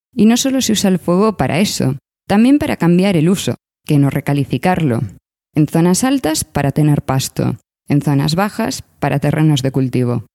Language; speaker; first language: Spanish; native; Spanish